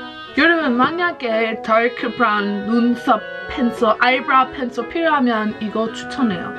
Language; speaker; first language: Korean; non-native, learner; English